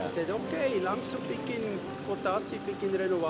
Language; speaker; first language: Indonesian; non-native, fluent; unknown